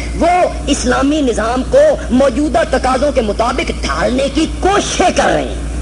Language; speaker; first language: Urdu; non-native, local second language; Punjabi